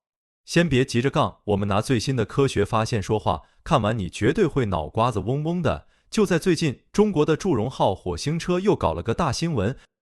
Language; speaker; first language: Chinese; native; Chinese